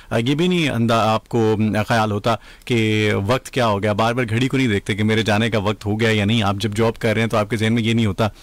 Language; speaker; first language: Urdu; native; Urdu